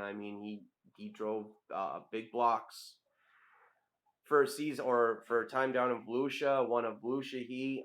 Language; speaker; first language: English; native; English